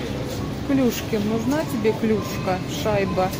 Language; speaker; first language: Russian; native; Russian